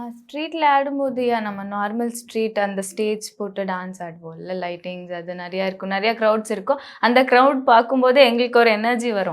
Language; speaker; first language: Tamil; non-native, local second language; Bangla